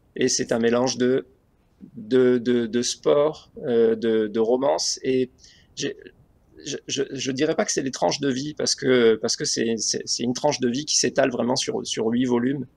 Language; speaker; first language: French; native; French